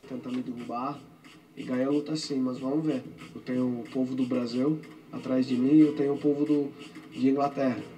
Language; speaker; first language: Portuguese; non-native, fluent; English